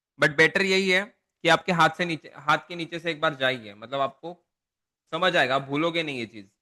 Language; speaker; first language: Hindi; non-native, local second language; Marathi